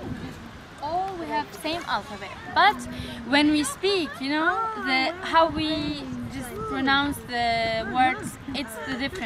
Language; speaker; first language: English; non-native, learner; Arabic